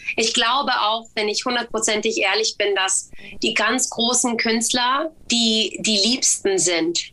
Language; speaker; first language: German; early bilingual, other home language; Swedish